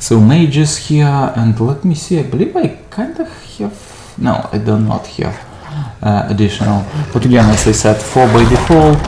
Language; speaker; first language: English; non-native, fluent; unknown